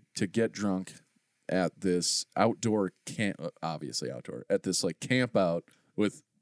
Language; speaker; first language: English; native; English